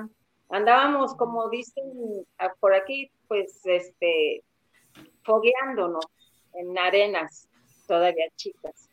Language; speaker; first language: Spanish; native; Spanish